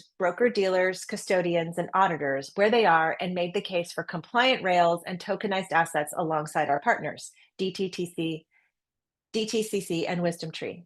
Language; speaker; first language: English; native; English